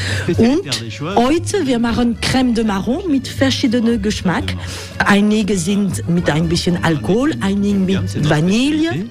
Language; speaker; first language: German; non-native, fluent; French